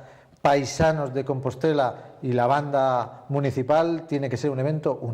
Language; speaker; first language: Spanish; native; Spanish